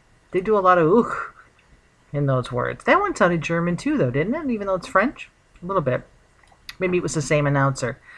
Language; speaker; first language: English; native; English